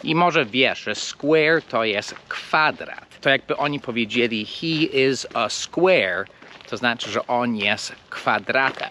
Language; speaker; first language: Polish; non-native, fluent; English